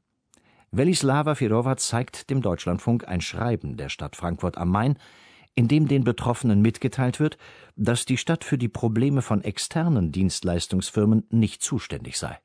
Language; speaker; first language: German; native; German